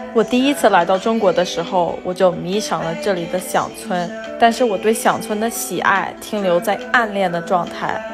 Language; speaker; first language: Chinese; non-native, fluent; English